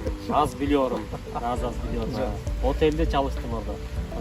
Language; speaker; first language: Turkish; non-native, learner; Kyrgyz